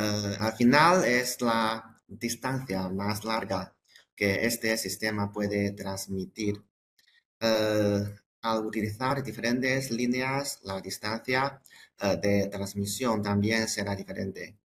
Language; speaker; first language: Spanish; non-native, fluent; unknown